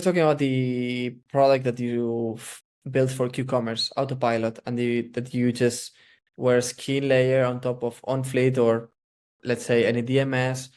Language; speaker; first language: English; non-native, fluent; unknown